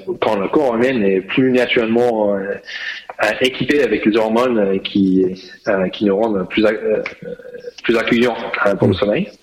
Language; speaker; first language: French; non-native, fluent; English